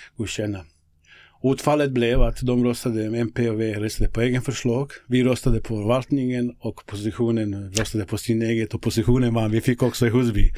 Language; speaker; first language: Swedish; non-native, fluent; Bosnian